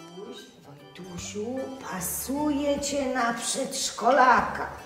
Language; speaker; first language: Polish; native; Polish